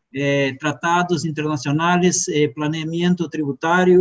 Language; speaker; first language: Spanish; non-native, fluent; Portuguese